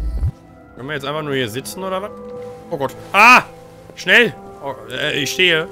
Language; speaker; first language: German; native; German